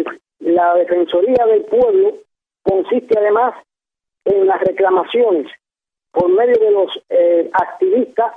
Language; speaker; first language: Spanish; native; Spanish